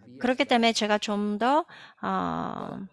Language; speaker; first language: Korean; native; Korean